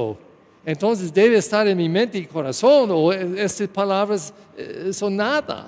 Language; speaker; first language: Spanish; non-native, learner; English